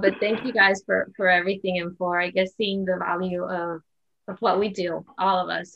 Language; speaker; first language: English; non-native, fluent; Spanish